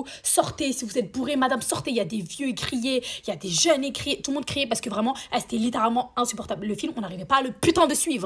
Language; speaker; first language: French; native; French